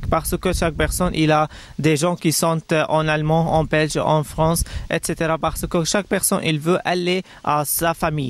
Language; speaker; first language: French; non-native, learner; Arabic